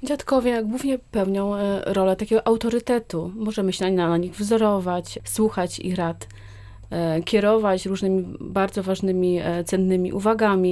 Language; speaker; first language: Polish; native; Polish